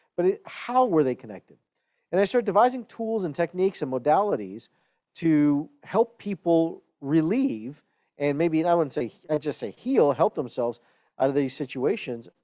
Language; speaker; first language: English; early bilingual, other home language; Hindi